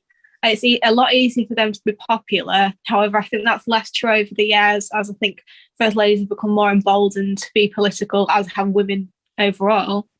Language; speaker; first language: English; native; English